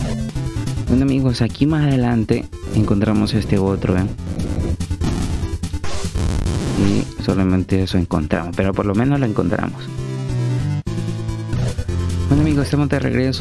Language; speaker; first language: Spanish; native; Spanish